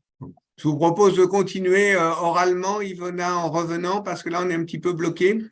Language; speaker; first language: French; native; French